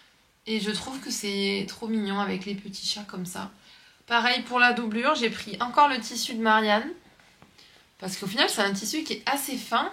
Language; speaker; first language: French; native; French